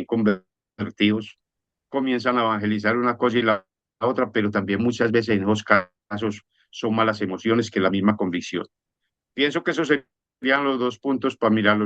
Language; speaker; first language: Spanish; native; Spanish